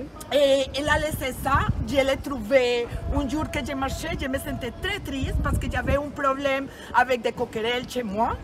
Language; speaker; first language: French; non-native, fluent; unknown